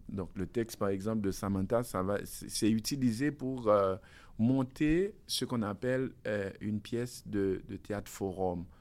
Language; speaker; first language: French; non-native, local second language; Haitian Creole